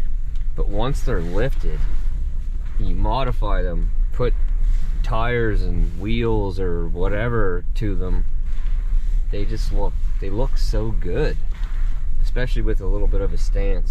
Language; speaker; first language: English; native; English